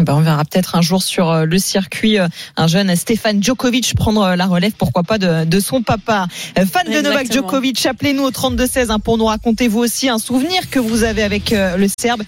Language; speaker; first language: French; native; French